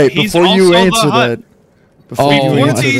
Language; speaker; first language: English; native; English